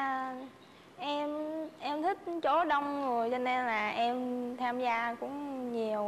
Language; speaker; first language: Vietnamese; native; Vietnamese